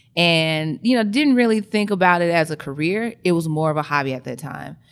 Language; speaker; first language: English; native; English